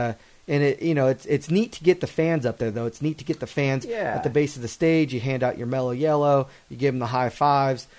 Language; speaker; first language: English; native; English